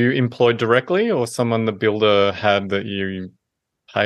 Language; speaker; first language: English; native; English